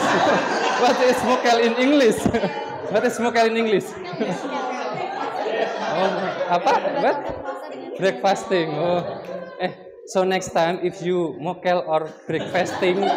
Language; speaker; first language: English; non-native, learner; Indonesian